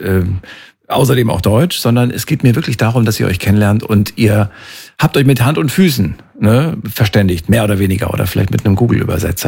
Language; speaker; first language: German; native; German